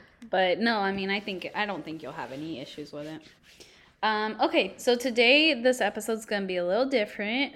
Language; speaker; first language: English; early bilingual, other home language; Spanish